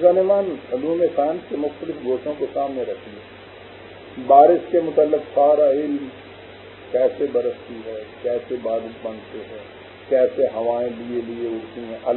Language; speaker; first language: Urdu; non-native, local second language; Punjabi